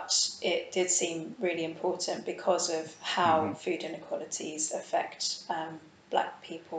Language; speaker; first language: English; native; English